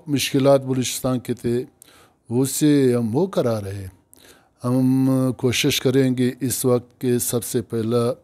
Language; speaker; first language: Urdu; non-native, local second language; Pashto